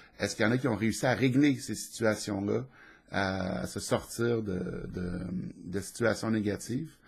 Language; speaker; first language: French; native; French